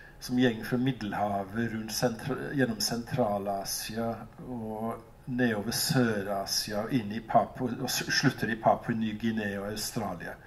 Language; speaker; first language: Norwegian; non-native, fluent; English